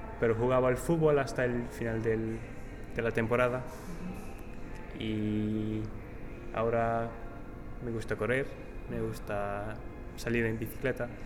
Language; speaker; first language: Spanish; non-native, learner; English